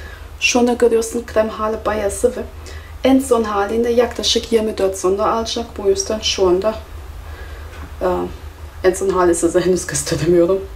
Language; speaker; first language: Turkish; non-native, fluent; German